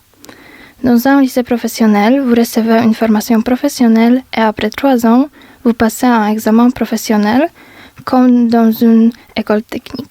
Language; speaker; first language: French; non-native, learner; Polish